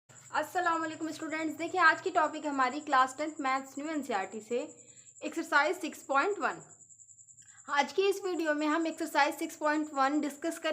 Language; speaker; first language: Hindi; native; Hindi